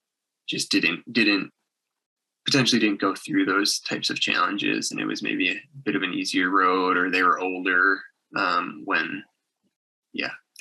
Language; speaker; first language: English; native; English